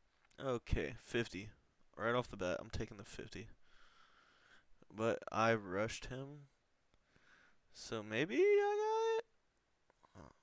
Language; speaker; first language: English; native; English